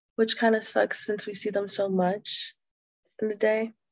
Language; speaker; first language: English; native; English